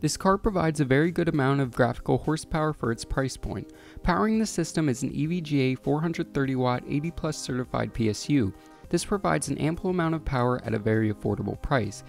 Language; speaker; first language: English; native; English